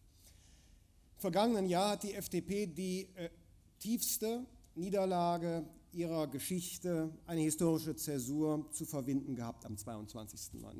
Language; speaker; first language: German; native; German